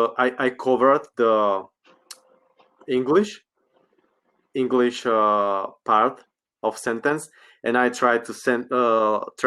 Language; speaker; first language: English; non-native, learner; Slovak